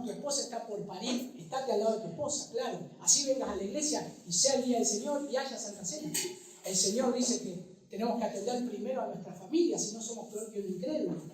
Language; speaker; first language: Spanish; native; Spanish